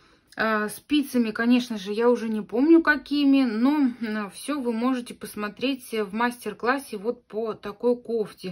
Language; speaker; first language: Russian; native; Russian